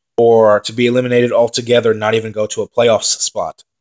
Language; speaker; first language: English; native; English